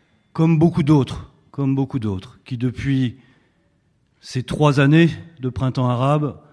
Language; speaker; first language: French; native; French